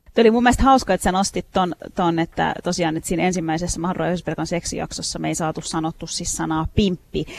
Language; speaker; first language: Finnish; early bilingual, other home language; Turkish